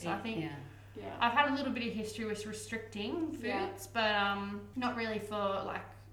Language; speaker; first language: English; native; English